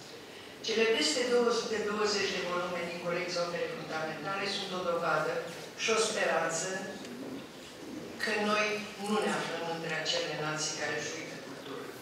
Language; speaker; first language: Romanian; native; Romanian